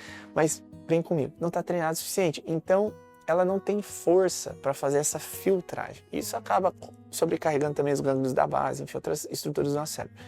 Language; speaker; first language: Portuguese; native; Portuguese